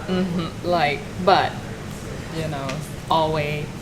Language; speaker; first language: English; non-native, learner; Thai